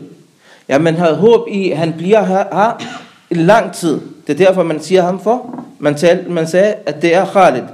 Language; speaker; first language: Danish; early bilingual, other home language; Arabic